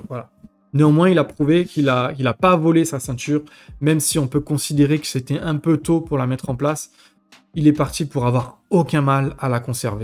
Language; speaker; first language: French; native; French